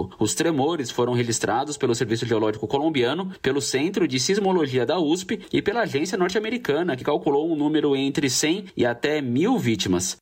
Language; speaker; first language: Portuguese; native; Portuguese